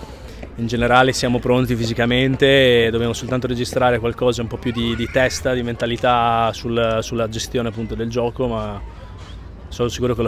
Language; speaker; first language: Italian; native; Italian